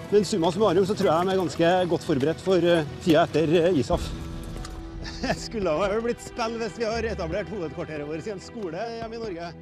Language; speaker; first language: Norwegian; native; Norwegian